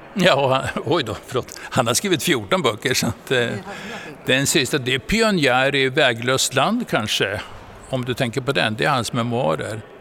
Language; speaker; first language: Swedish; native; Swedish